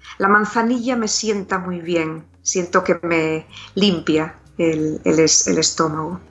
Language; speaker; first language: Spanish; native; Spanish